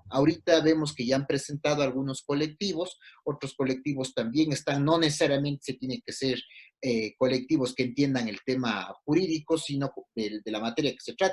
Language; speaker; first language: Spanish; native; Spanish